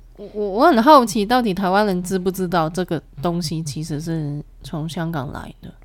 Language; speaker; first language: Chinese; non-native, local second language; Cantonese